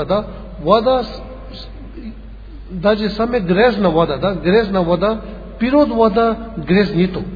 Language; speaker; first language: Russian; non-native, learner; Tibetan